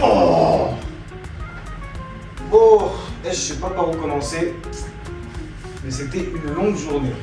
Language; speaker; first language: French; native; French